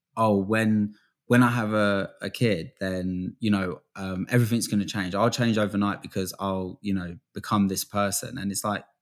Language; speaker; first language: English; native; English